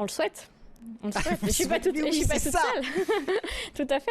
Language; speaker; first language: French; native; French